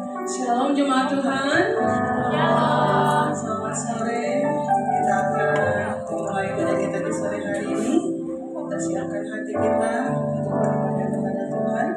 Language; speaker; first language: Indonesian; native; Indonesian